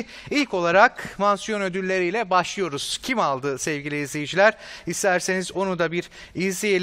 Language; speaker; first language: Turkish; native; Turkish